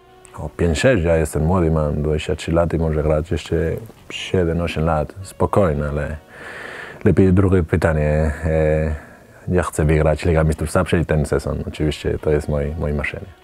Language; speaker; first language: Polish; non-native, learner; Spanish